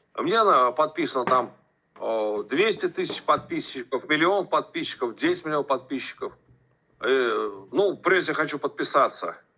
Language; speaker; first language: Russian; native; Russian